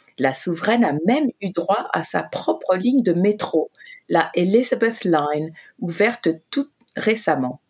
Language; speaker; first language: French; native; French